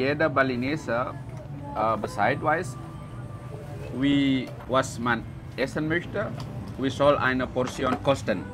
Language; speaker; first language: German; non-native, fluent; Balinese